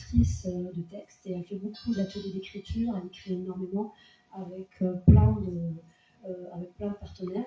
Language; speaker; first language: French; non-native, local second language; Arabic